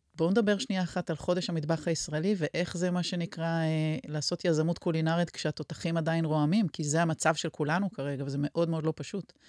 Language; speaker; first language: Hebrew; native; Hebrew